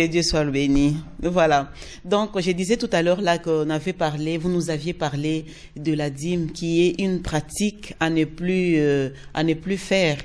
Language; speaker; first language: French; non-native, local second language; Lingala